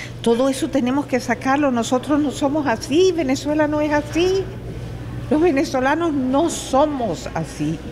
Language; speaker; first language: Spanish; native; Spanish